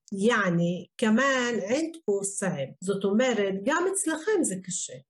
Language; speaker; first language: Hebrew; non-native, local second language; Arabic